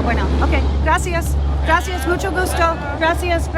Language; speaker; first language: Spanish; non-native, learner; English